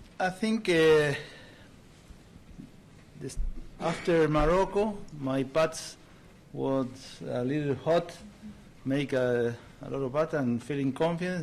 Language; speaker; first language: English; non-native, learner; Spanish